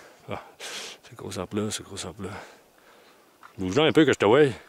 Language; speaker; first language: French; native; French